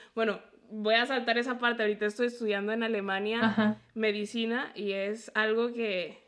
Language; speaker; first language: Spanish; native; Spanish